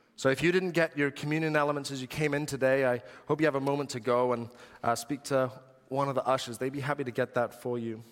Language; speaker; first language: English; native; English